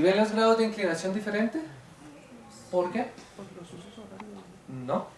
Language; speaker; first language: Spanish; native; Spanish